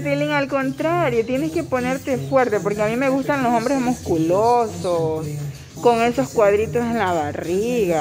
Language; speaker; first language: Spanish; native; Spanish